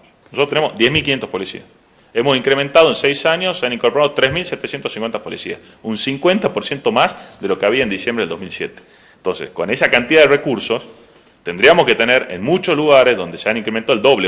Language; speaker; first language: Spanish; native; Spanish